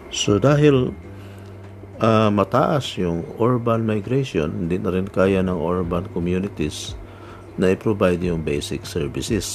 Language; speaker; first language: Filipino; non-native, local second language; Cebuano